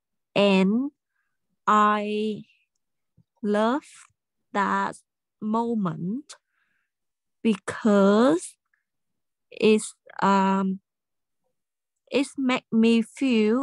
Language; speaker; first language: English; non-native, learner; Vietnamese